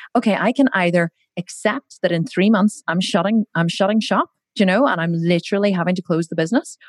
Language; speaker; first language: English; native; English